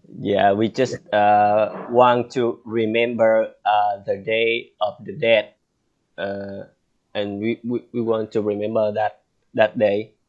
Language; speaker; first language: English; non-native, learner; Vietnamese